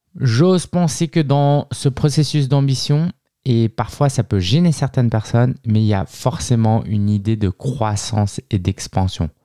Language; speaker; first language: French; native; French